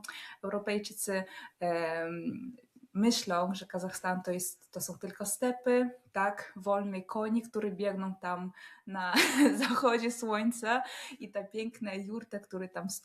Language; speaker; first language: Polish; non-native, fluent; Russian